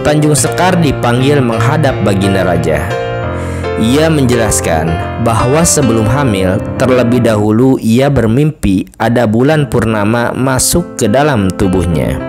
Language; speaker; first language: Indonesian; native; Indonesian